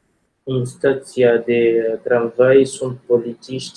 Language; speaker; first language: Romanian; non-native, learner; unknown